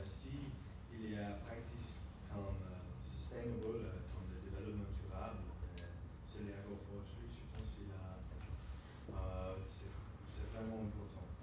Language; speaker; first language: French; non-native, learner; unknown